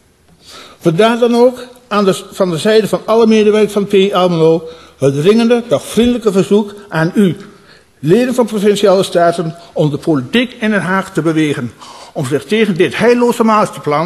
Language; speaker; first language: Dutch; native; Dutch